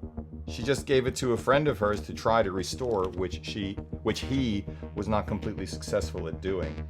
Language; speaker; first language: English; native; English